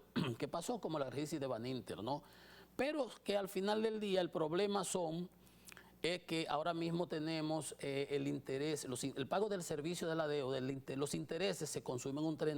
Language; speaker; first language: Spanish; native; Spanish